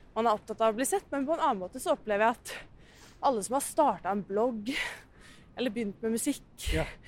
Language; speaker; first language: Norwegian; native; Norwegian